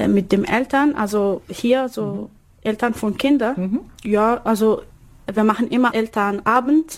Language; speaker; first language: German; non-native, learner; Arabic